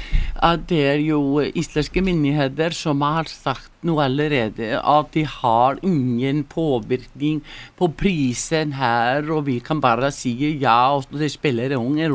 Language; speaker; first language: Norwegian; non-native, learner; Icelandic